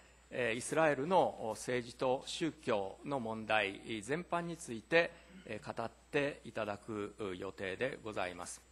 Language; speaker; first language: Japanese; native; Japanese